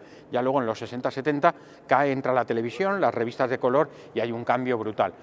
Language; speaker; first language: Spanish; native; Spanish